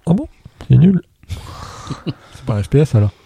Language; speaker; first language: French; native; French